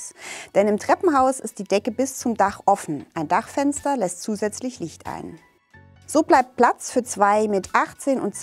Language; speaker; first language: German; native; German